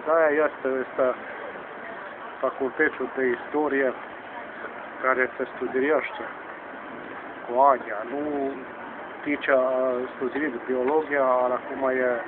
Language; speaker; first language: Romanian; early bilingual, heritage; Romanian